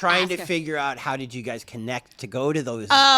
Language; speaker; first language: English; native; English